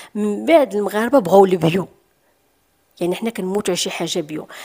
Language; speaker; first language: Arabic; native; Arabic